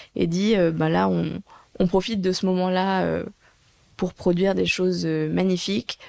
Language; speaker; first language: French; native; French